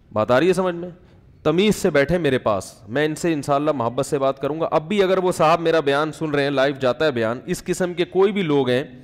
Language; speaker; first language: Urdu; native; Urdu